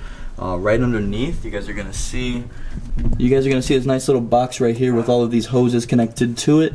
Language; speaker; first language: English; native; English